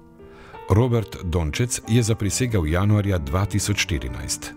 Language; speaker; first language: Slovenian; native; Slovenian